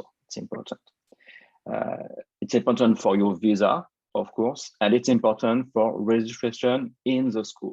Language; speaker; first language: English; non-native, fluent; French